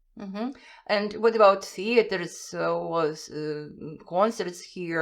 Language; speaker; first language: English; non-native, fluent; Russian